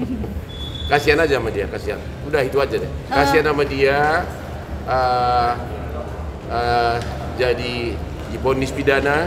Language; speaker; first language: Indonesian; native; Indonesian